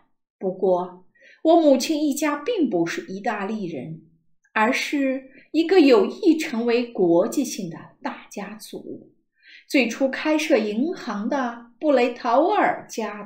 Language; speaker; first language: Chinese; native; Chinese